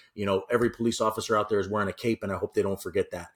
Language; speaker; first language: English; native; English